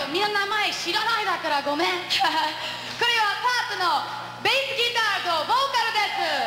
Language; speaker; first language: Japanese; non-native, learner; English